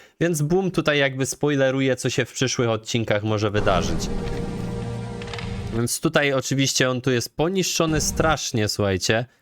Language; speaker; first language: Polish; native; Polish